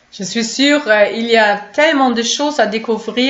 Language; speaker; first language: French; non-native, fluent; German